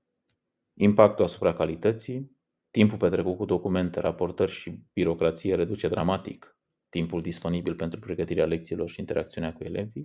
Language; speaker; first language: Romanian; native; Romanian